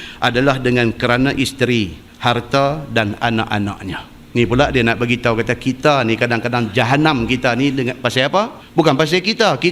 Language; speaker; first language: Malay; native; Malay